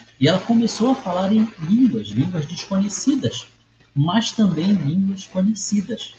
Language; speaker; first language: Portuguese; native; Portuguese